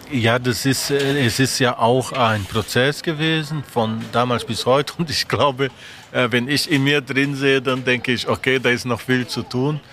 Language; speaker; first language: German; non-native, fluent; Portuguese